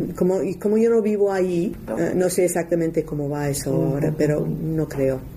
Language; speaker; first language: Spanish; non-native, fluent; English